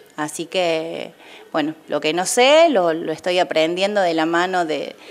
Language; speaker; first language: Spanish; native; Spanish